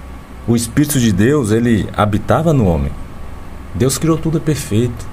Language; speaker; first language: Portuguese; native; Portuguese